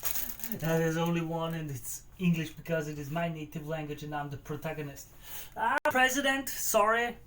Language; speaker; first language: English; non-native, fluent; German